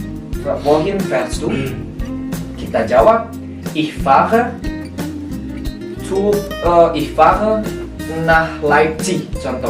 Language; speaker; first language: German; non-native, learner; Indonesian